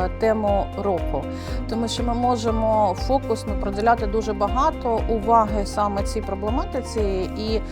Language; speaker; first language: Ukrainian; native; Ukrainian